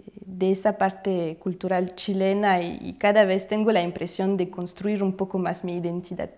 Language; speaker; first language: Spanish; non-native, fluent; Russian